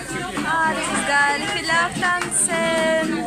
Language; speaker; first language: German; non-native, fluent; Russian